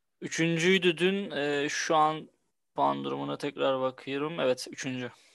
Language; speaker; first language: Turkish; native; Turkish